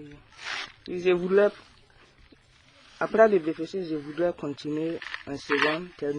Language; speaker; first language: French; non-native, local second language; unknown